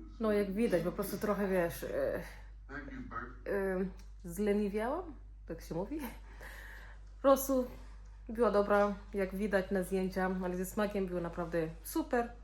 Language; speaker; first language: Polish; non-native, learner; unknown